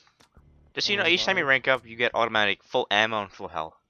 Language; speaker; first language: English; non-native, fluent; Swedish